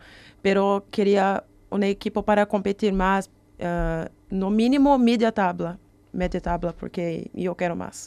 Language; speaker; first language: Spanish; non-native, learner; Portuguese